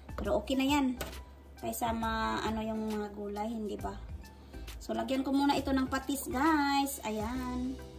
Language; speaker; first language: Filipino; non-native, local second language; Cebuano